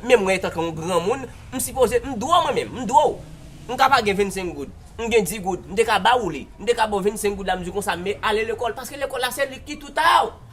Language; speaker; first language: Haitian Creole; native; Haitian Creole